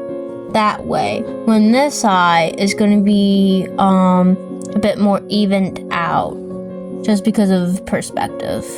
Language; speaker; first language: English; native; English